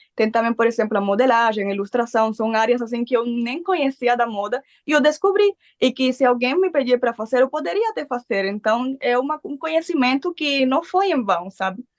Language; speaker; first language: Portuguese; non-native, fluent; Spanish